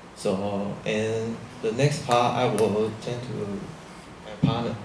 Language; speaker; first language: English; non-native, learner; Chinese